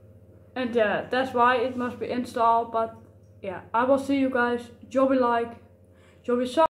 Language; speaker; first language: English; non-native, learner; Dutch